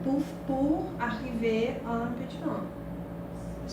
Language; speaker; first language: French; non-native, learner; Portuguese